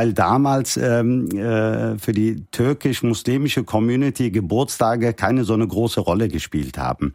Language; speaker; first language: German; early bilingual, heritage; Turkish